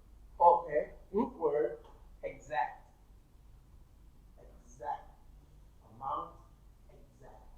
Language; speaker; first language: English; non-native, fluent; Thai